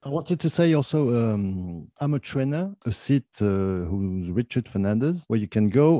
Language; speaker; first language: English; non-native, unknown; French